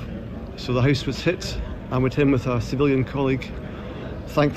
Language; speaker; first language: English; native; English